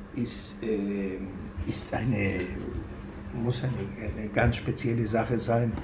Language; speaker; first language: German; non-native, fluent; Spanish